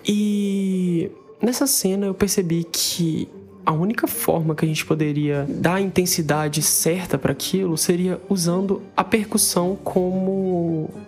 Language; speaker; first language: Portuguese; native; Portuguese